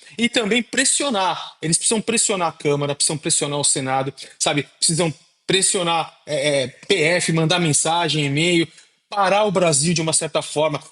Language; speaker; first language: Portuguese; native; Portuguese